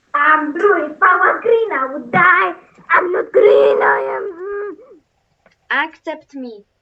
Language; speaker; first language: English; non-native, learner; Polish